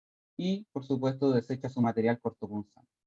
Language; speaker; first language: Spanish; native; Spanish